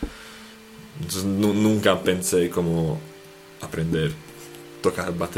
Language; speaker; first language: Spanish; non-native, fluent; Slovak